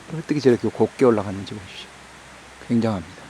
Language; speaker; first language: Korean; native; Korean